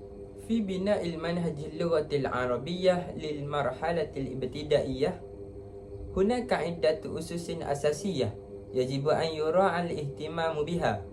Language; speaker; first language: Arabic; non-native, learner; Malay